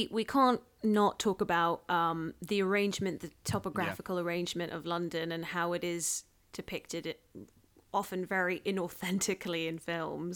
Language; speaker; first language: English; non-native, local second language; Cantonese